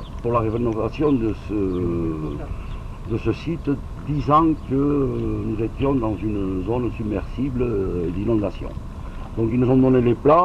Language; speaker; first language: French; native; French